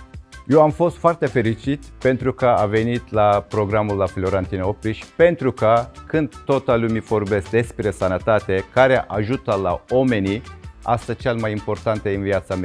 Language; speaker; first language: Romanian; non-native, learner; Turkish